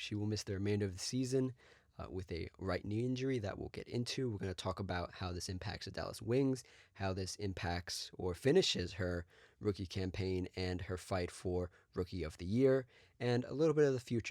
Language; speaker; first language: English; native; English